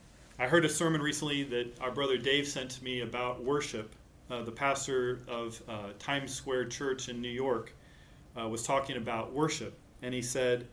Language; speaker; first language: English; native; English